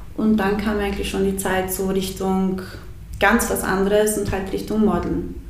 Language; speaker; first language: German; early bilingual, other home language; Bosnian